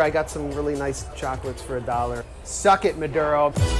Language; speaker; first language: English; native; English